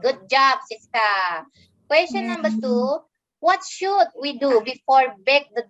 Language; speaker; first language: English; non-native, fluent; Indonesian